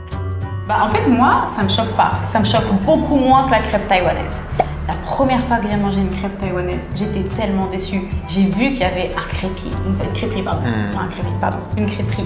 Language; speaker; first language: French; native; French